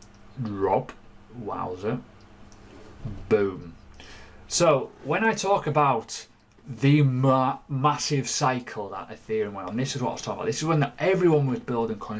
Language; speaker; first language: English; native; English